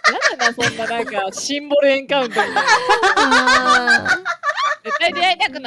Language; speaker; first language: Japanese; native; Japanese